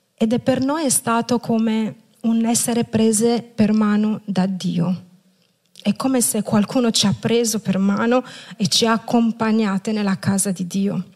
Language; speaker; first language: Italian; non-native, fluent; Romanian